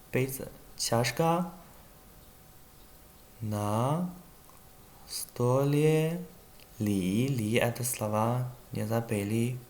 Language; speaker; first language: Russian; non-native, learner; Chinese